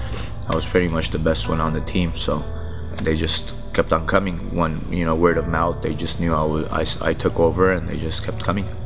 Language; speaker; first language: English; early bilingual, other home language; Armenian